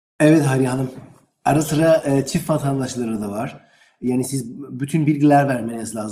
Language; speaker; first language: Turkish; non-native, learner; German